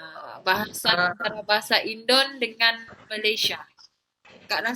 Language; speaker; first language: Malay; native; Malay